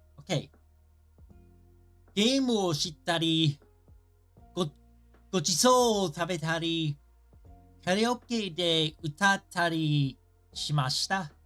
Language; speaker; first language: Japanese; non-native, learner; English